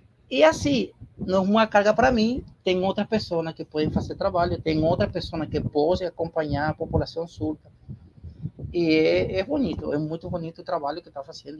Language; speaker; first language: Portuguese; non-native, learner; Spanish